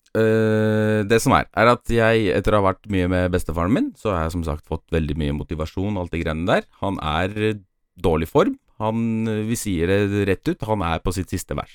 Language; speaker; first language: Norwegian; early bilingual, other home language; Polish